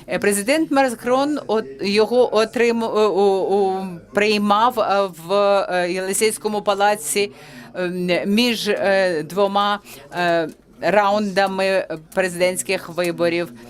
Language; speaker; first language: Ukrainian; non-native, fluent; French